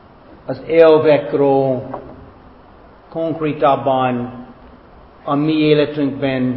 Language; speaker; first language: Hungarian; non-native, fluent; English